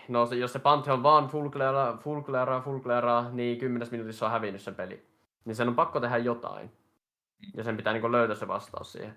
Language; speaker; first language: Finnish; native; Finnish